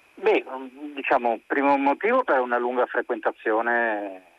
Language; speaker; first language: Italian; native; Italian